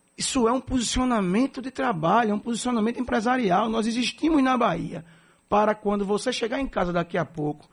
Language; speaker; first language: Portuguese; native; Portuguese